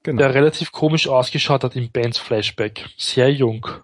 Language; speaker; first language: German; native; German